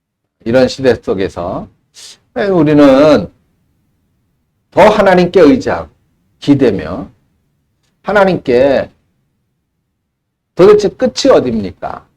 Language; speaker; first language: Korean; native; Korean